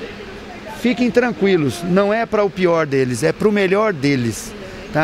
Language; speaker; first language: Portuguese; native; Portuguese